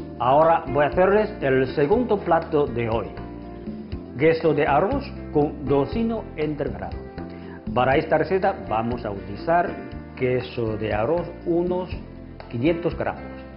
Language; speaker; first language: Spanish; non-native, fluent; Chinese